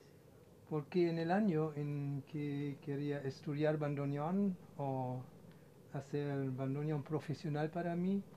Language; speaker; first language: Spanish; non-native, fluent; German